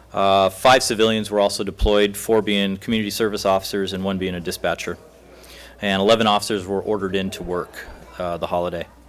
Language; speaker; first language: English; native; English